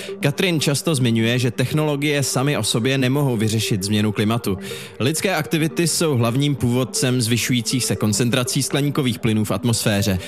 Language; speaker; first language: Czech; native; Czech